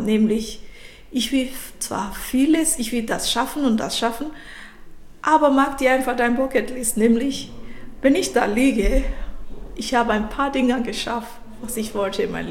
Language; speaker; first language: German; non-native, fluent; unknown